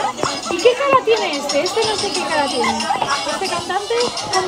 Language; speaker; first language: Spanish; native; Spanish